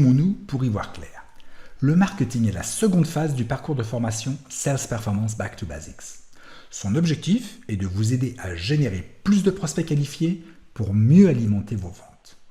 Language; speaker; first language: French; native; French